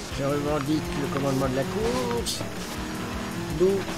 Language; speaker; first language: French; native; French